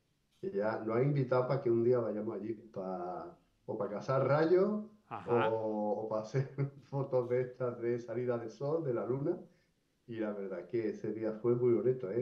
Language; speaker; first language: Spanish; native; Spanish